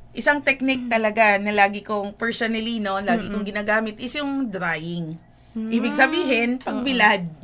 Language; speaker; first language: Filipino; non-native, local second language; Hiligaynon